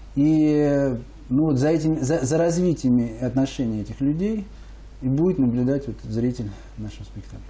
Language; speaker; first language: Russian; native; Russian